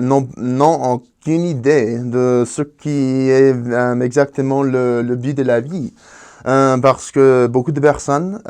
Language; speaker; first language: French; non-native, fluent; Spanish